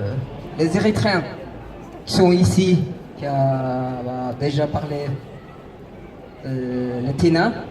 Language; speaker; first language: French; non-native, learner; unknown